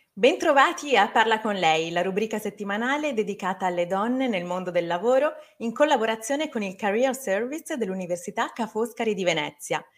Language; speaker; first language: Italian; native; Italian